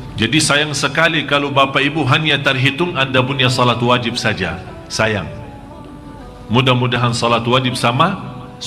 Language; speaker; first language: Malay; non-native, fluent; Arabic